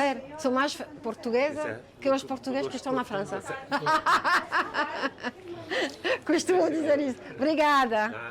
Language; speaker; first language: Portuguese; non-native, fluent; French